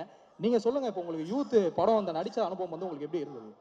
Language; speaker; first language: Tamil; native; Tamil